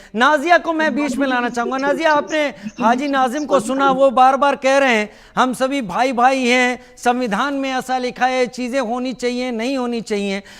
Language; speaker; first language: Hindi; native; Hindi